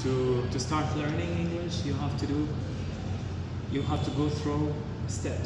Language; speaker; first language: English; non-native, learner; Arabic